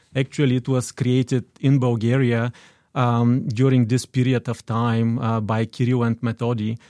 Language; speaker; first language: English; non-native, fluent; Bulgarian